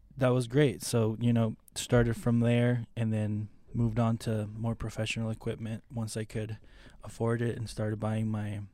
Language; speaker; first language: English; non-native, fluent; Spanish